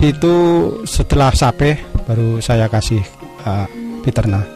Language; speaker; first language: Indonesian; non-native, local second language; Javanese